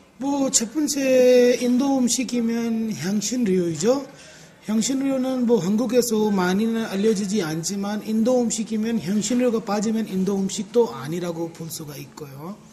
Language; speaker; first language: Korean; non-native, fluent; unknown